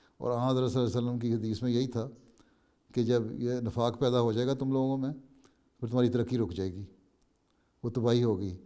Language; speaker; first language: Urdu; native; Urdu